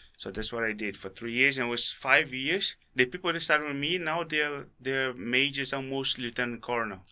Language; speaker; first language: English; non-native, fluent; Portuguese